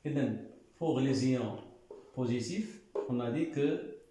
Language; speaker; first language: French; non-native, local second language; Arabic